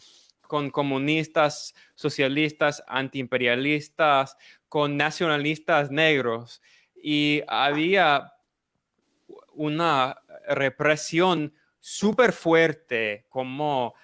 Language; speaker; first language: Spanish; non-native, fluent; English